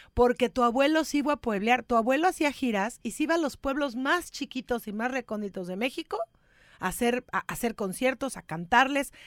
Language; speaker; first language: Spanish; native; Spanish